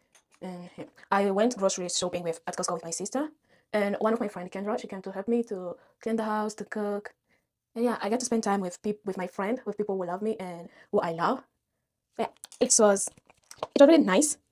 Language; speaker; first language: English; non-native, fluent; French